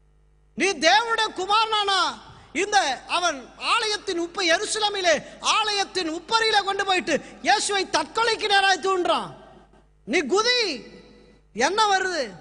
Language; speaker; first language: Tamil; native; Tamil